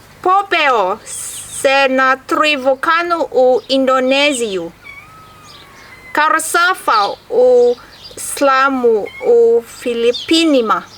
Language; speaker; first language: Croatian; non-native, learner; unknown